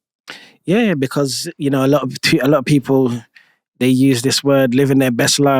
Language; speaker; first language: English; native; English